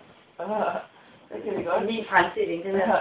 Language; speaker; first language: Danish; non-native, fluent; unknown